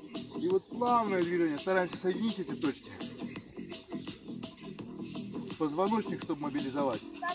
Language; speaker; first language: Russian; native; Russian